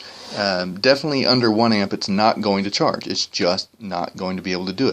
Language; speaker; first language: English; native; English